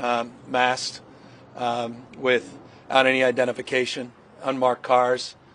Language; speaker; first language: English; native; English